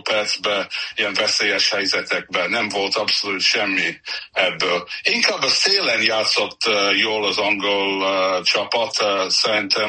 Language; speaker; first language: Hungarian; non-native, fluent; English